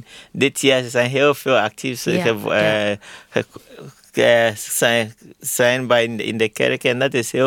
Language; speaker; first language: Dutch; non-native, learner; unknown